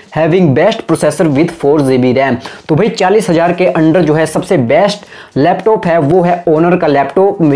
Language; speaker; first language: Hindi; native; Hindi